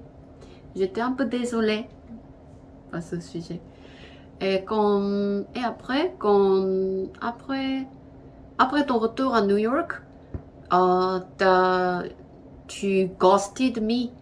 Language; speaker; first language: French; non-native, learner; Korean